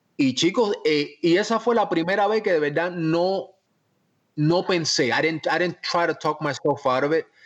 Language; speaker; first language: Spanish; early bilingual, heritage; Spanish